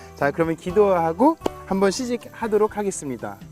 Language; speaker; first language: Korean; non-native, fluent; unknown